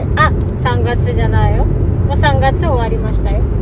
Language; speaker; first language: Japanese; non-native, fluent; Filipino